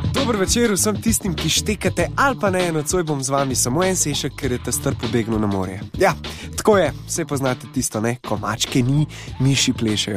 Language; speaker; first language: Slovenian; native; Slovenian